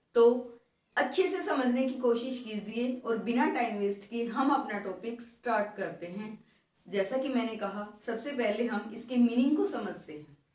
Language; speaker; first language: Hindi; native; Hindi